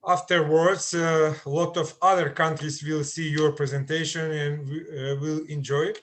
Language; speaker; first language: English; non-native, fluent; Macedonian